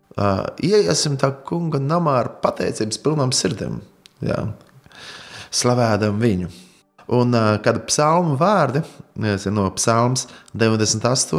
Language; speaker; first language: Latvian; native; Latvian